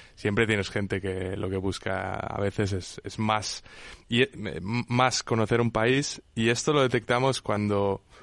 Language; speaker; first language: Spanish; native; Spanish